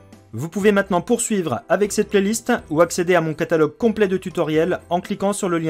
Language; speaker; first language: French; native; French